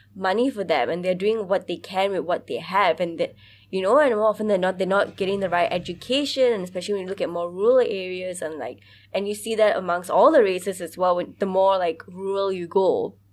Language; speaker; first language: English; early bilingual, other home language; Hindi